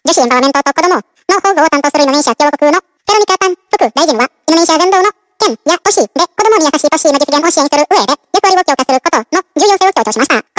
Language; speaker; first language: Japanese; non-native, fluent; Indonesian